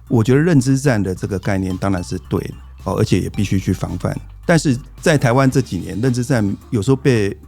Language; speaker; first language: Chinese; native; Chinese